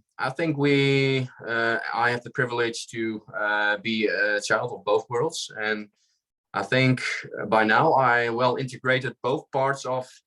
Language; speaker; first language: English; non-native, fluent; Dutch